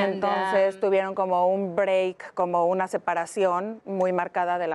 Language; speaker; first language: Spanish; native; Spanish